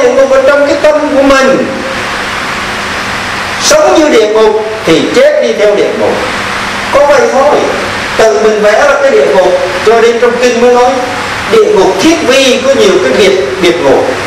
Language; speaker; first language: Vietnamese; native; Vietnamese